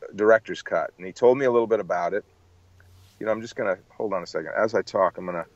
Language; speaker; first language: English; native; English